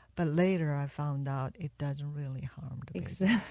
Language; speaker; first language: English; non-native, fluent; Korean